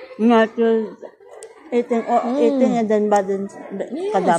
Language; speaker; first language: English; non-native, learner; Filipino